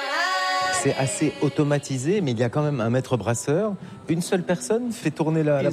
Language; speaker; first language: French; native; French